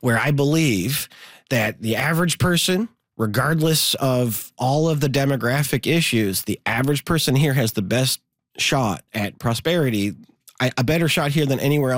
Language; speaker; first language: English; native; English